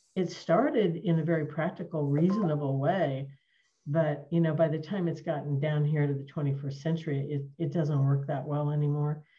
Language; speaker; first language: English; native; English